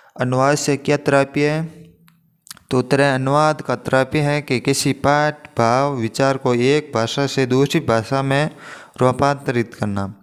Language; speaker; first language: Hindi; native; Hindi